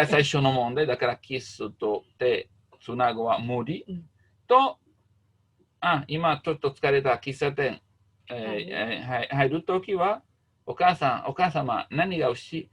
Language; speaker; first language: Japanese; non-native, learner; Italian